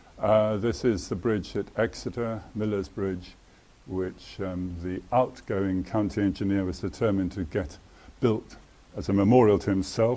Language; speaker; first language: English; native; English